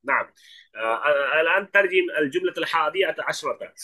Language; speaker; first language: Arabic; non-native, fluent; Bangla